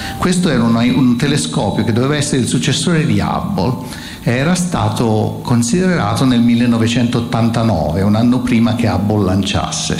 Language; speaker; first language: Italian; native; Italian